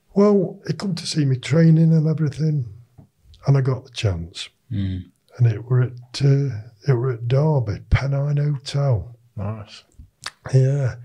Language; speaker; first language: English; native; English